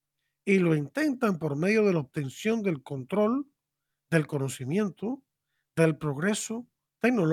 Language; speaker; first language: Spanish; native; Spanish